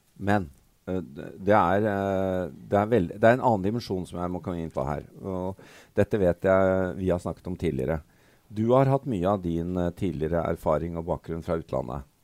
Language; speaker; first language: Norwegian; native; Norwegian